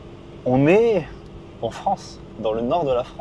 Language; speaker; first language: French; native; French